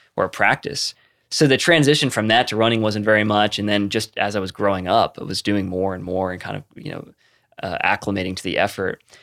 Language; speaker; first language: English; native; English